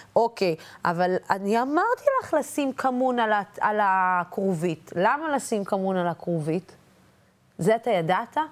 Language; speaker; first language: Hebrew; non-native, local second language; Arabic